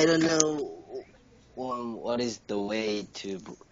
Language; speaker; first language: English; non-native, learner; Korean